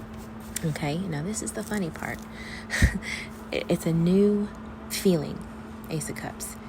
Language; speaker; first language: English; native; English